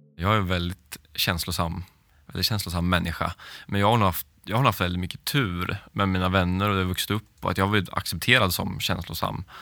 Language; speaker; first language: Swedish; native; Swedish